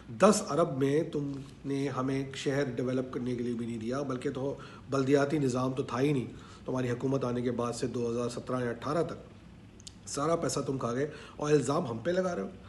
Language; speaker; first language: Urdu; native; Urdu